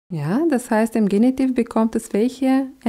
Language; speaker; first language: German; non-native, fluent; Russian